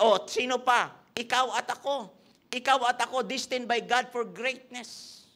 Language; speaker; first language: Filipino; native; Filipino